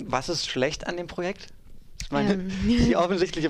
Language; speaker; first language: German; native; German